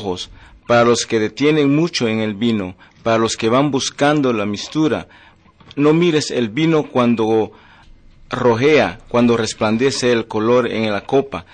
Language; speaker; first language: Spanish; native; Spanish